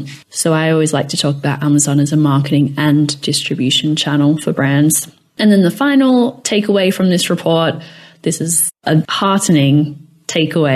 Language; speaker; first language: English; native; English